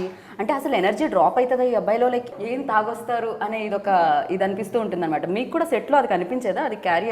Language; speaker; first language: Telugu; native; Telugu